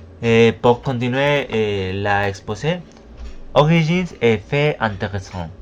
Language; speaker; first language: French; non-native, learner; Spanish